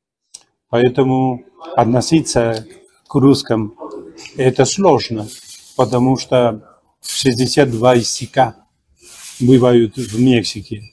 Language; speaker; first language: Russian; non-native, fluent; Spanish